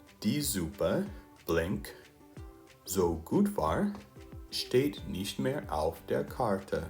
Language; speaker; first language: German; non-native, fluent; English